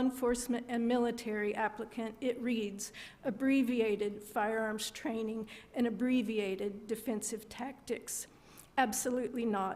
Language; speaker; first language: English; native; English